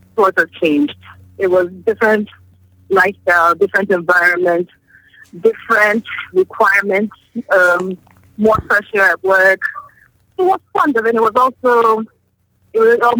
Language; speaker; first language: English; non-native, local second language; Yoruba